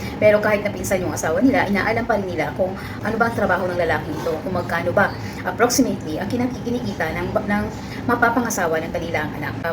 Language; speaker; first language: Filipino; native; Filipino